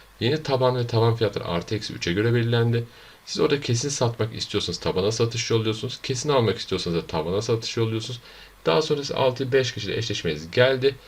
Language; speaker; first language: Turkish; native; Turkish